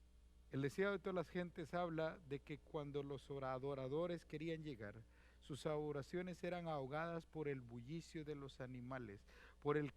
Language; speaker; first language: Spanish; native; Spanish